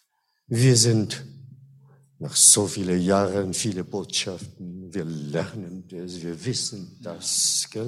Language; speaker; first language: German; non-native, fluent; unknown